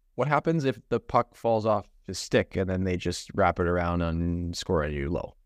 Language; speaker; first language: English; native; English